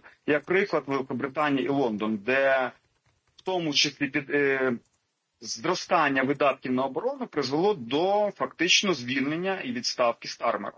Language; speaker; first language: Ukrainian; native; Ukrainian